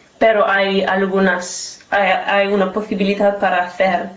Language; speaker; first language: Spanish; non-native, learner; English